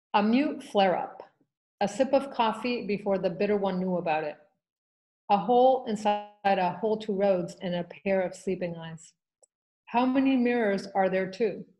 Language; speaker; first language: English; early bilingual, other home language; Spanish